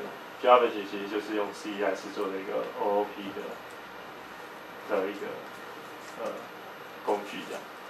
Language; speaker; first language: Chinese; native; Chinese